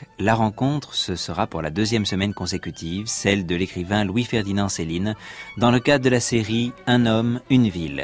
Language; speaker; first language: French; native; French